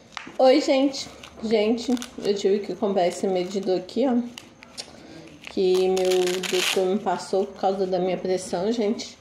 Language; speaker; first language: Portuguese; native; Portuguese